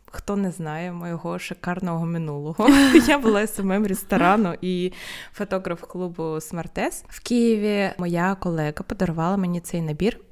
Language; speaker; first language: Ukrainian; native; Ukrainian